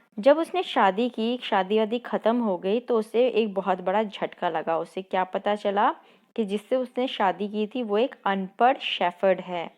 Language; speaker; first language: Hindi; non-native, local second language; Punjabi